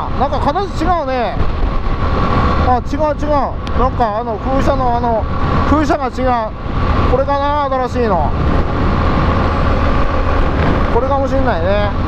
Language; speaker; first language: Japanese; native; Japanese